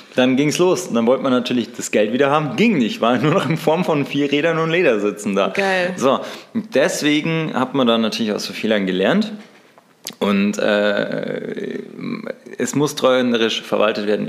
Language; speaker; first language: German; native; German